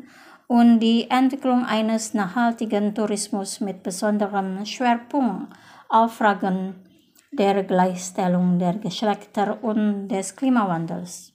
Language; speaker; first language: German; non-native, fluent; Indonesian